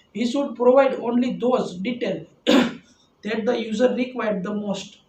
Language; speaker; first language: English; non-native, local second language; Gujarati